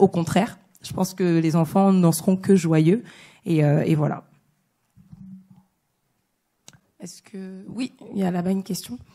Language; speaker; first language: French; native; French